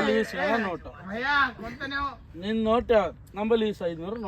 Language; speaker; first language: Kannada; native; Kannada